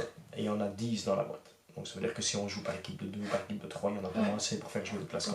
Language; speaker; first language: French; native; French